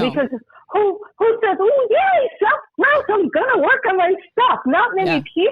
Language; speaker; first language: English; native; English